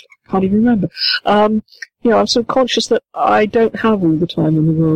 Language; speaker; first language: English; native; English